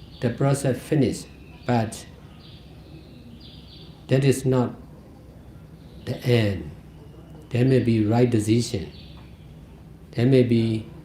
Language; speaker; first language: English; non-native, fluent; Burmese